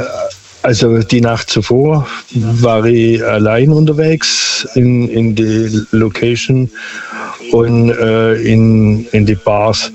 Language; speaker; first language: German; non-native, local second language; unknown